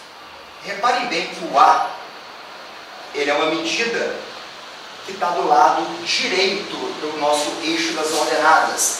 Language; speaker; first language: Portuguese; native; Portuguese